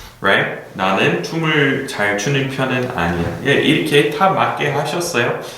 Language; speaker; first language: Korean; non-native, fluent; English